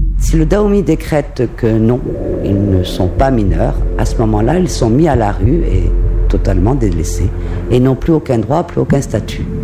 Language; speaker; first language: French; native; French